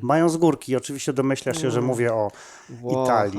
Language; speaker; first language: Polish; native; Polish